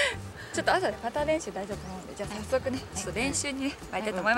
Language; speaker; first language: Japanese; native; Japanese